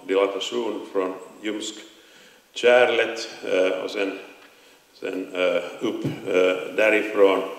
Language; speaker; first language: Swedish; non-native, local second language; Finnish